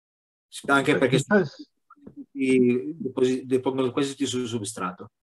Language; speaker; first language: Italian; native; Italian